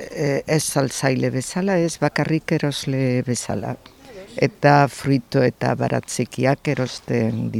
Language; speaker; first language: Basque; non-native, local second language; French